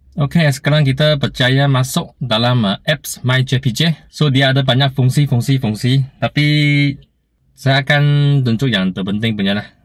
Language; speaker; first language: Malay; non-native, local second language; Chinese